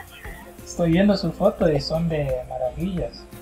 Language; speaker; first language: Spanish; non-native, fluent; Haitian Creole